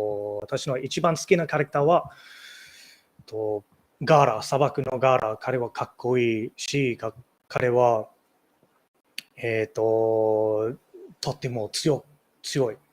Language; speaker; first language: Japanese; non-native, learner; English